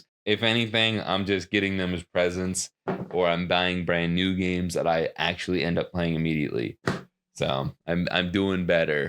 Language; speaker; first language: English; native; English